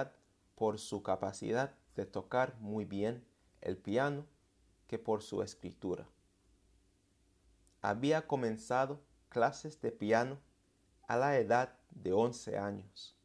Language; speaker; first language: Spanish; non-native, fluent; English